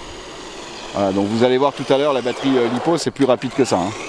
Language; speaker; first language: French; native; French